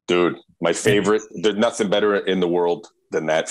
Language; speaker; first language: English; native; English